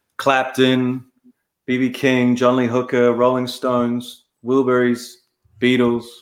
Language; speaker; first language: English; native; English